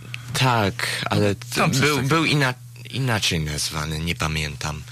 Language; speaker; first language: Polish; early bilingual, heritage; Polish